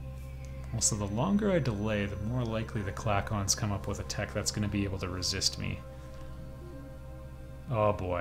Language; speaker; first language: English; native; English